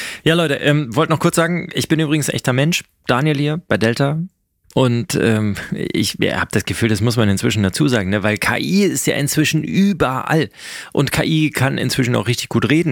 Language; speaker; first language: German; native; German